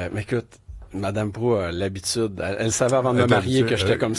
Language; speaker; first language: French; native; French